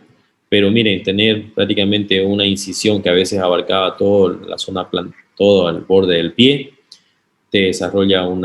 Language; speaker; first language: Spanish; native; Spanish